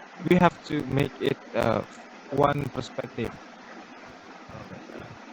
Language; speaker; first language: English; non-native, learner; Indonesian